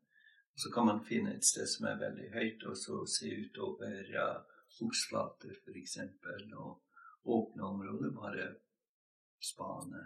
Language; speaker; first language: Norwegian; non-native, fluent; English